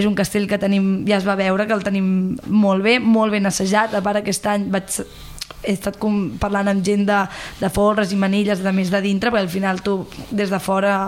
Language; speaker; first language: Catalan; native; Catalan